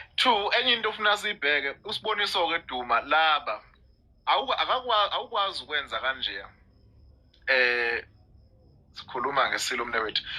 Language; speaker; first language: Zulu; native; Zulu